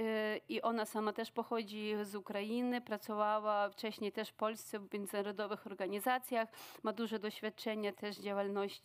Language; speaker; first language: Polish; non-native, fluent; Ukrainian